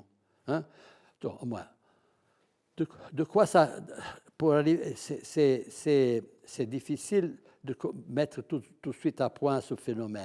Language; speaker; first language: French; non-native, fluent; Italian